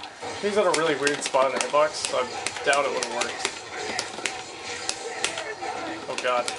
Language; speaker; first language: English; native; English